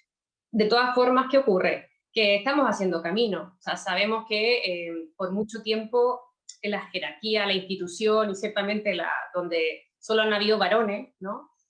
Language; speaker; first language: Spanish; native; Spanish